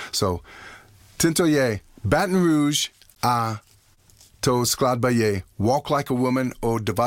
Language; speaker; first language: Czech; non-native, learner; English